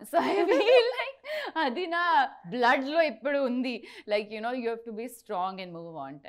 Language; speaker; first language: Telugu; non-native, learner; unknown